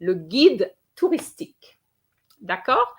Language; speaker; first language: French; non-native, fluent; English